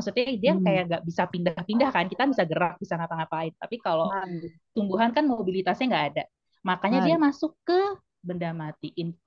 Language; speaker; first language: Indonesian; native; Indonesian